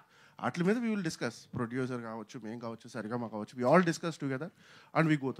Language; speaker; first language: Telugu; native; Telugu